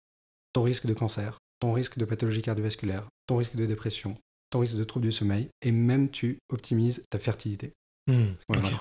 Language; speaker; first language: French; native; French